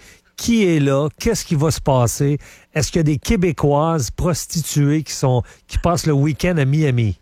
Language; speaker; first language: French; native; French